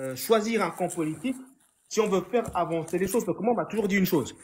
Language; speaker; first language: French; native; French